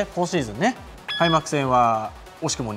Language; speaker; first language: Japanese; native; Japanese